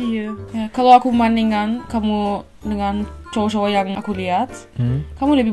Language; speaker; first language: Indonesian; non-native, fluent; Turkish